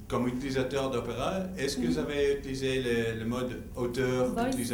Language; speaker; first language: French; non-native, fluent; English